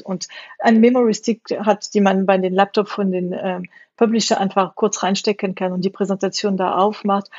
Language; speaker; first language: German; non-native, fluent; French